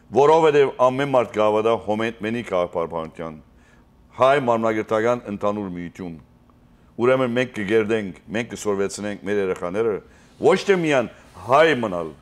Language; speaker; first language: Armenian; early bilingual, heritage; Armenian